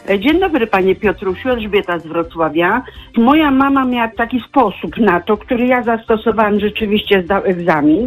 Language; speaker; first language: Polish; native; Polish